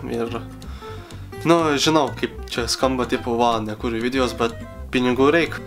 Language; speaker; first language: Lithuanian; early bilingual, heritage; Lithuanian